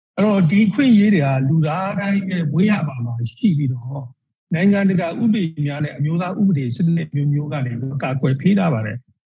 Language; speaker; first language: Burmese; non-native, local second language; Karen languages